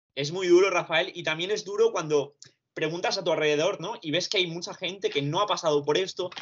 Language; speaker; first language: Spanish; early bilingual, other home language; Romanian